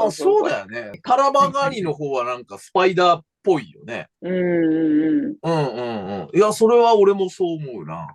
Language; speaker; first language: Japanese; native; Japanese